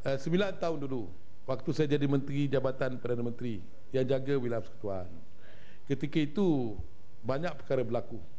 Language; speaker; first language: Malay; native; Malay